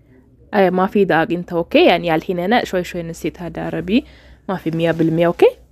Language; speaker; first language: Arabic; non-native, learner; Oromo